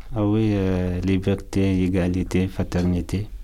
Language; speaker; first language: French; non-native, learner; Arabic